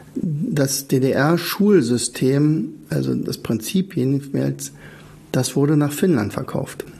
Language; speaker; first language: German; native; German